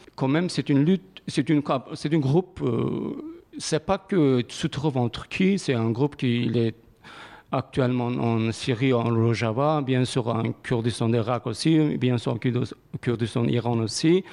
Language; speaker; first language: French; non-native, learner; Kurdish